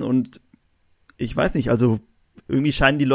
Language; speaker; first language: German; native; German